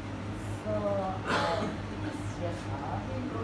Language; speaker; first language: German; non-native, fluent; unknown